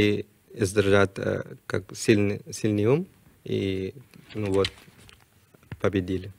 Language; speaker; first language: Russian; non-native, learner; Spanish